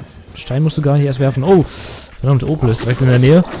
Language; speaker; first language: German; native; German